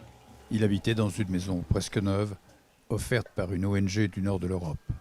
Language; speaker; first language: French; native; French